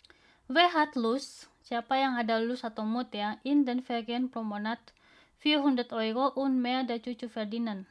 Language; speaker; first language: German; non-native, learner; Indonesian